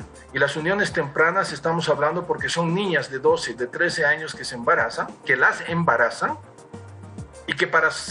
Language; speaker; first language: Spanish; native; Spanish